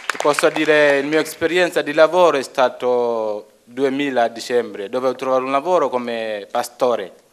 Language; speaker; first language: Italian; non-native, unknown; Luo (Kenya and Tanzania)